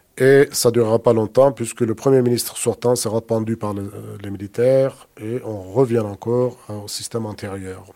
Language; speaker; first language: French; non-native, fluent; Kurdish